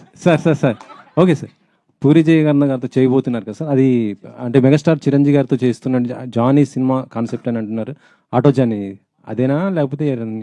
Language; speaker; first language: Telugu; native; Telugu